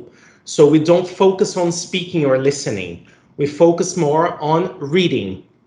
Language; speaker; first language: English; non-native, fluent; Portuguese